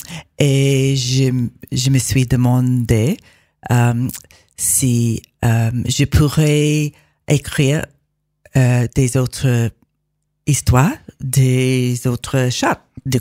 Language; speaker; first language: French; non-native, learner; English